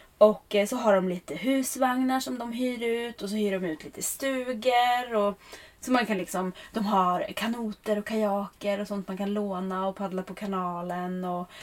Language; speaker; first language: Swedish; native; Swedish